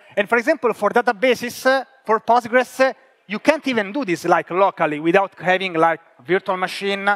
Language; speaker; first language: English; non-native, fluent; Italian